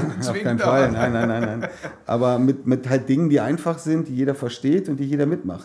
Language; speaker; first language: German; native; German